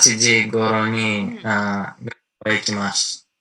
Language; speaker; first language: Japanese; non-native, learner; Greek